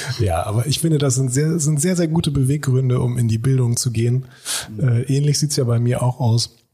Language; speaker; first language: German; native; German